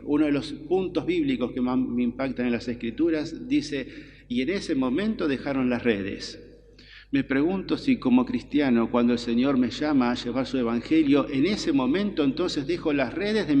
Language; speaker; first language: Spanish; native; Spanish